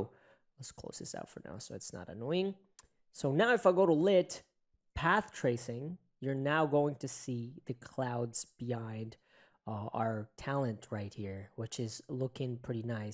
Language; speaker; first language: English; native; English